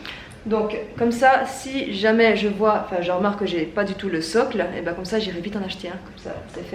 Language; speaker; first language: French; native; French